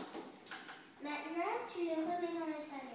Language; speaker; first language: French; early bilingual, other home language; English